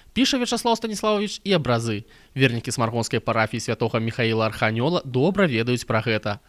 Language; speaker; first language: Belarusian; native; Belarusian